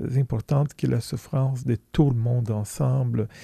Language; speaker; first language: French; non-native, fluent; Portuguese